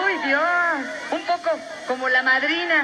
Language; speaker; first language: Spanish; native; Spanish